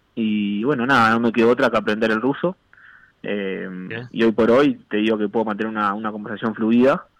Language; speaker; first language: Spanish; native; Spanish